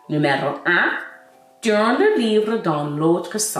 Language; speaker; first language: French; non-native, fluent; English